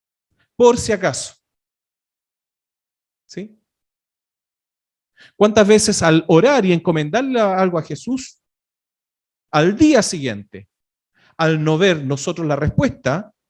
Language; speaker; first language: Spanish; native; Spanish